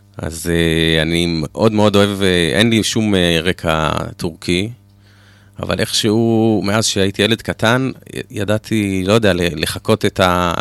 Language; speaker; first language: Hebrew; native; Hebrew